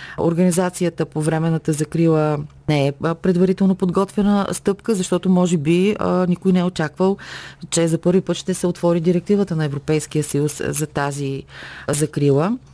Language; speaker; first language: Bulgarian; native; Bulgarian